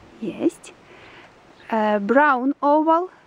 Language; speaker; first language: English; non-native, learner; Russian